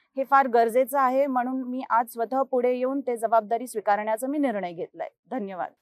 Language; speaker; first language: Marathi; non-native, local second language; Hindi